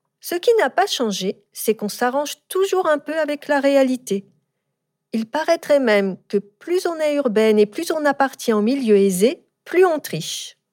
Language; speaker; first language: French; native; French